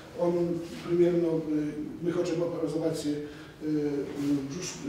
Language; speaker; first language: Polish; non-native, learner; Russian